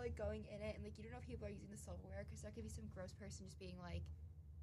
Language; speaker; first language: English; native; English